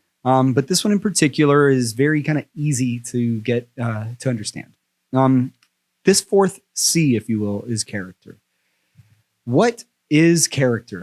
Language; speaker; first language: English; native; English